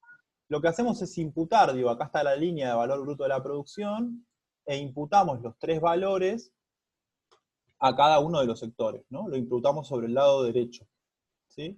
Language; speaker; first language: Spanish; native; Spanish